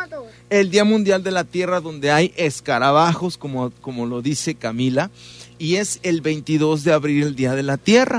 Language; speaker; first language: Spanish; native; Spanish